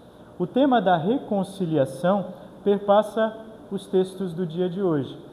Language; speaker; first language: Portuguese; native; Portuguese